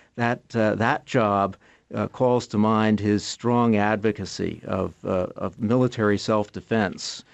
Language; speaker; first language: English; native; English